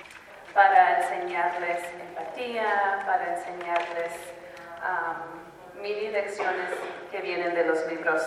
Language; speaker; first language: Spanish; early bilingual, heritage; Spanish